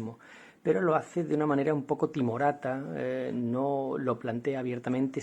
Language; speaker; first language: Spanish; native; Spanish